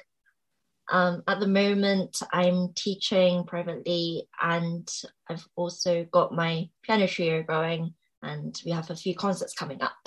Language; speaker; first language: English; native; English